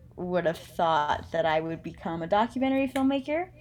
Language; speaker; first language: English; native; English